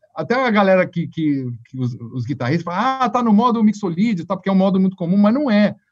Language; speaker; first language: Portuguese; native; Portuguese